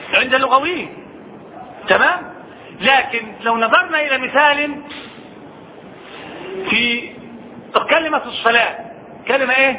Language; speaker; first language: Arabic; native; Arabic